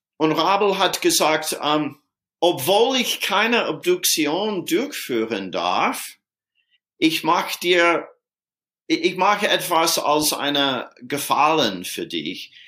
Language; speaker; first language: German; non-native, fluent; English